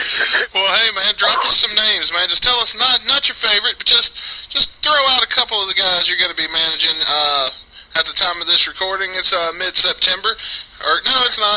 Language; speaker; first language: English; native; English